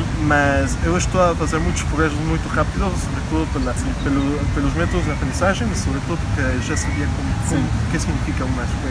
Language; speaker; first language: Portuguese; non-native, learner; Spanish